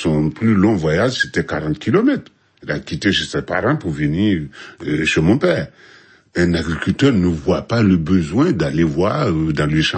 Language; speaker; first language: French; non-native, local second language; Mossi